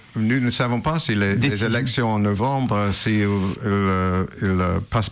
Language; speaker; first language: French; non-native, learner; English